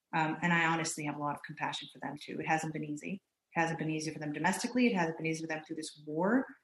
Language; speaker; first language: English; early bilingual, other home language; Turkish